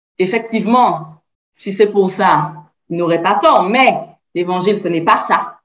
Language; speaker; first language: French; native; French